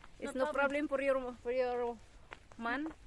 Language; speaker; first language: English; non-native, learner; Cebuano